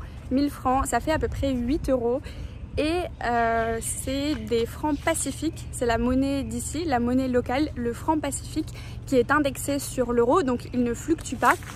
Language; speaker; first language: French; native; French